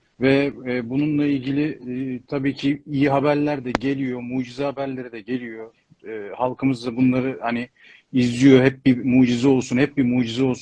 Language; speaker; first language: Turkish; native; Turkish